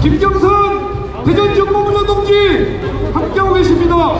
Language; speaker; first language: Korean; native; Korean